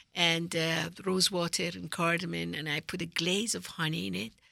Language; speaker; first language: English; non-native, fluent; Persian